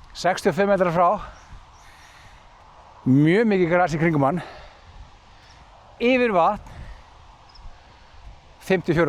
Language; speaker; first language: Icelandic; native; Icelandic